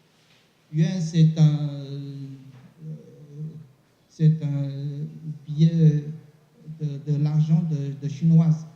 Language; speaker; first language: French; non-native, learner; Chinese